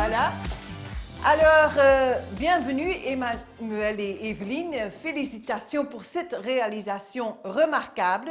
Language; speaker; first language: French; non-native, local second language; Dutch